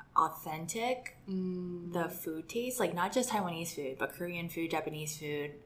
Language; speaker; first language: English; native; English